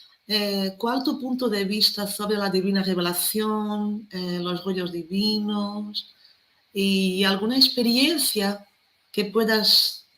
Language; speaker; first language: Spanish; non-native, fluent; Portuguese